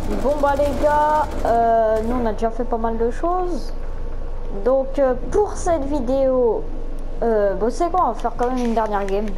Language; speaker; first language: French; native; French